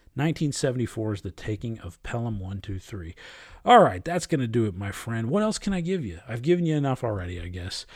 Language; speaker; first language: English; native; English